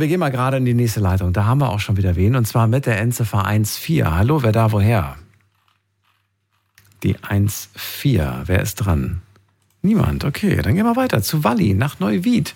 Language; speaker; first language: German; native; German